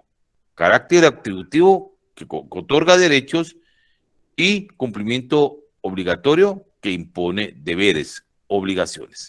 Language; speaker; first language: Spanish; native; Spanish